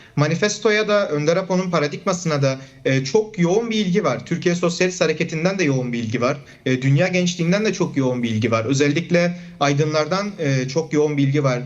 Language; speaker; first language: Turkish; non-native, local second language; Kurdish